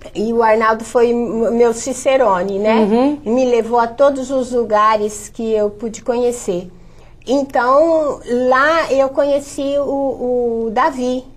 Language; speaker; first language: Portuguese; native; Portuguese